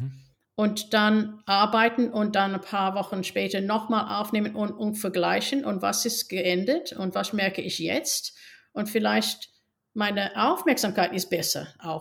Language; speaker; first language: German; non-native, fluent; English